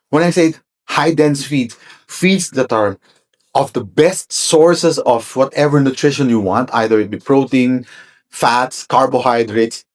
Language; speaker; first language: English; non-native, local second language; Filipino